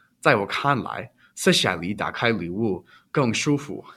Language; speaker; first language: Chinese; non-native, learner; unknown